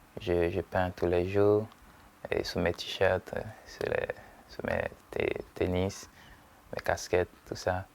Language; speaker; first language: French; non-native, local second language; Haitian Creole